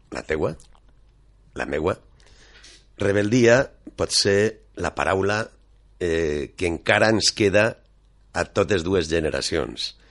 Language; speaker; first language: Catalan; non-native, local second language; Spanish